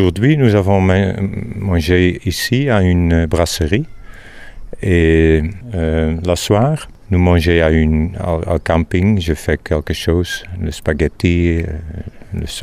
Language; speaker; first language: French; non-native, learner; Dutch